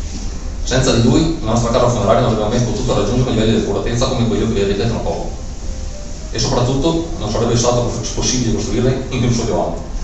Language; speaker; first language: Italian; native; Italian